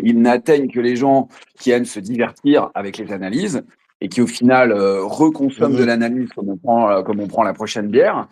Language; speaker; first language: French; native; French